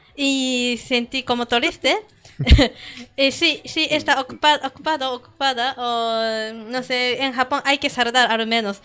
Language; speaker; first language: Spanish; non-native, learner; Japanese